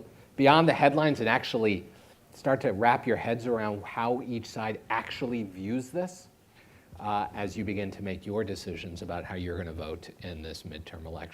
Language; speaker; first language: English; native; English